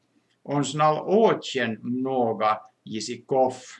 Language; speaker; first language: Russian; non-native, fluent; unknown